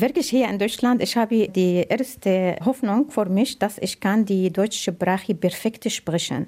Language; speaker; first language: German; non-native, learner; Arabic